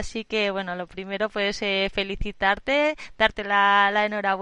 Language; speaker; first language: Spanish; native; Spanish